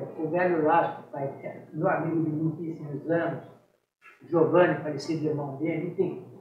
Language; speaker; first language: Portuguese; native; Portuguese